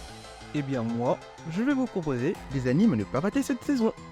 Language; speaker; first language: French; native; French